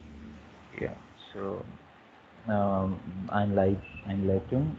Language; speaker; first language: German; non-native, learner; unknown